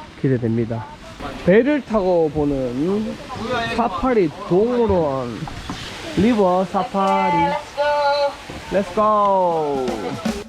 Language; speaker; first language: Korean; native; Korean